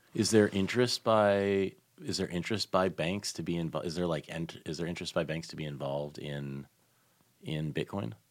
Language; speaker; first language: English; native; English